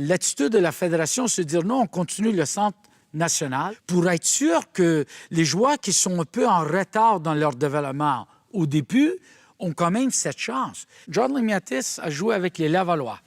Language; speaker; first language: French; native; French